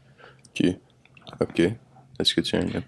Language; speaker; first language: French; non-native, local second language; English